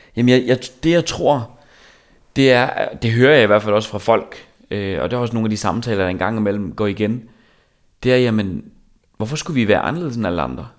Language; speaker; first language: Danish; native; Danish